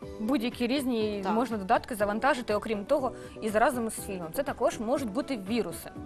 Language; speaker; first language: Ukrainian; native; Ukrainian